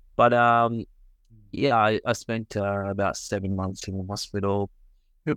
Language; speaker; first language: English; early bilingual, other home language; Sinhala